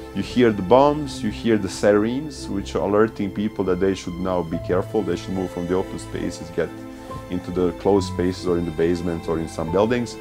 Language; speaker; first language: English; early bilingual, other home language; Bosnian